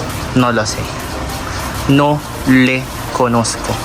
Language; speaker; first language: Spanish; non-native, learner; Filipino